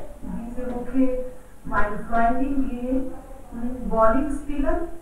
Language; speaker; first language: German; non-native, learner; Hindi